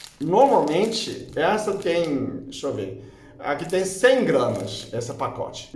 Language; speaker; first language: Portuguese; non-native, fluent; Chinese